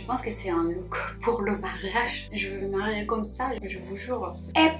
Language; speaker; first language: French; non-native, fluent; Spanish